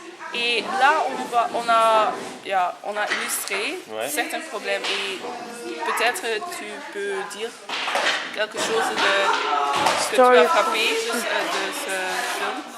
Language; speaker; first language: French; non-native, local second language; Dutch